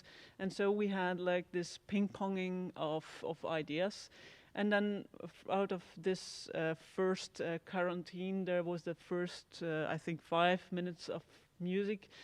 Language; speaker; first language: English; non-native, fluent; Dutch